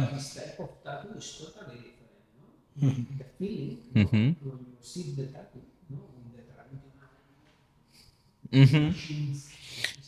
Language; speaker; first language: English; non-native, learner; Spanish